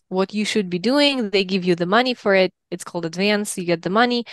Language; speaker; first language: English; non-native, fluent; Russian